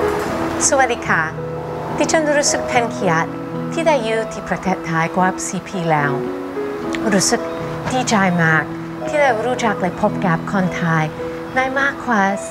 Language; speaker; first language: Thai; non-native, fluent; English